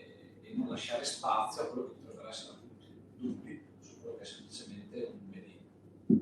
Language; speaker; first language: Italian; native; Italian